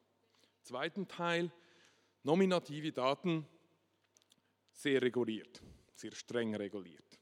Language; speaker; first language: German; non-native, local second language; French